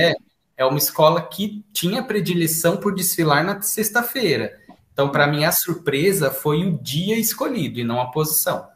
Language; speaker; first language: Portuguese; native; Portuguese